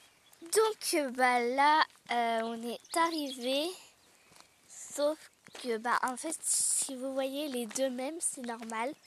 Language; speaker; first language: French; native; French